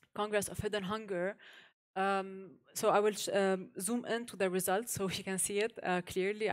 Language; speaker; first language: English; non-native, fluent; Arabic